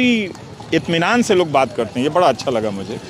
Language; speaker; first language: Hindi; native; Hindi